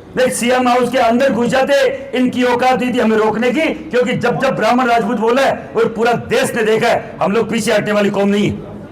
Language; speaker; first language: Hindi; native; Hindi